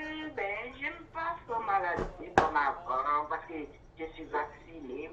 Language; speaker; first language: French; non-native, learner; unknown